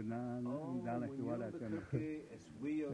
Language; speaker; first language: Spanish; non-native, fluent; English